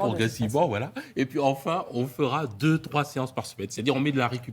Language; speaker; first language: French; native; French